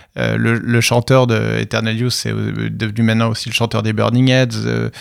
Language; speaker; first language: French; native; French